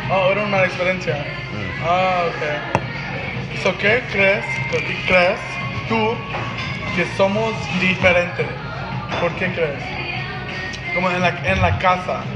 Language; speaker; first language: Spanish; early bilingual, heritage; Spanish